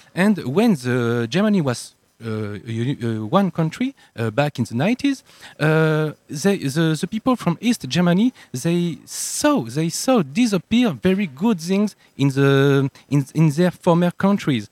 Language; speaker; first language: English; non-native, learner; French